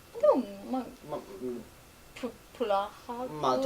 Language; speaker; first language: Japanese; non-native, fluent; Polish